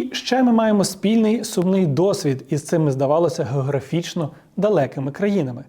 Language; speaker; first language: Ukrainian; native; Ukrainian